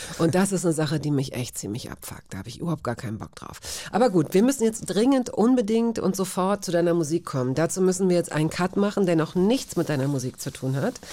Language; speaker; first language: German; native; German